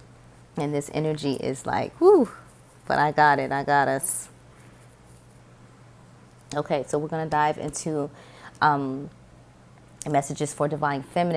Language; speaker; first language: English; native; English